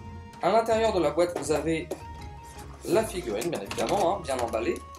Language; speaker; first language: French; native; French